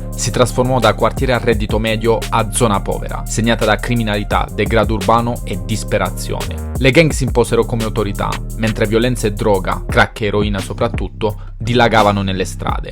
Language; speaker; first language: Italian; native; Italian